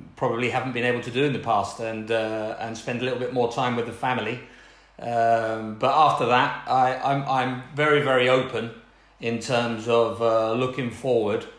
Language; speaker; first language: English; native; English